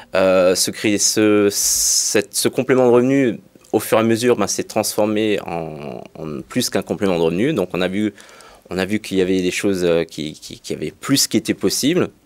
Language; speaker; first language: French; native; French